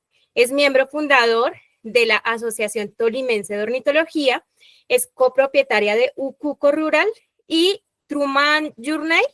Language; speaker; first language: Spanish; native; Spanish